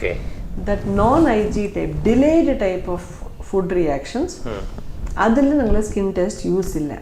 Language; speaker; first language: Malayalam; non-native, fluent; Tamil